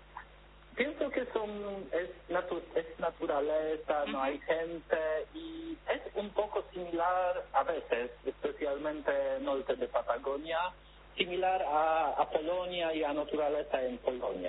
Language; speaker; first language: Spanish; non-native, fluent; Polish